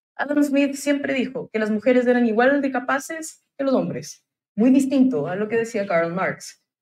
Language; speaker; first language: Spanish; native; Spanish